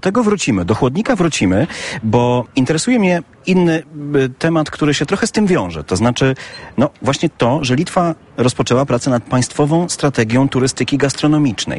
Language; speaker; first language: Polish; native; Polish